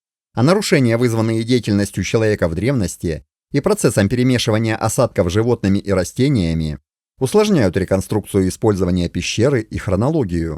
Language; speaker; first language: Russian; native; Russian